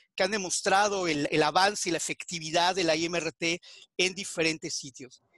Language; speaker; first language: Spanish; native; Spanish